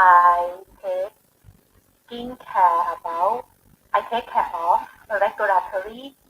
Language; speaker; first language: English; non-native, learner; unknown